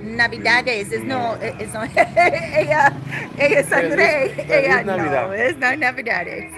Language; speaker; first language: Spanish; non-native, learner; English